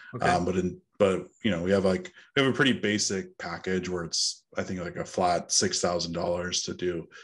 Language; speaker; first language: English; native; English